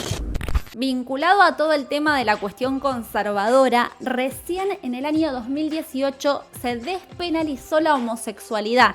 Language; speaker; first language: Spanish; native; Spanish